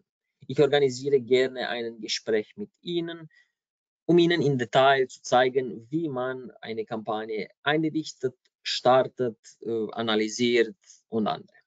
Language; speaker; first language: German; non-native, fluent; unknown